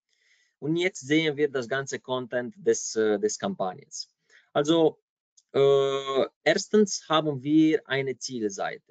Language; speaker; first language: German; non-native, fluent; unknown